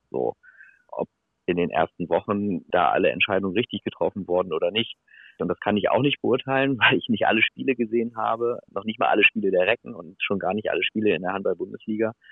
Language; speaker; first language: German; native; German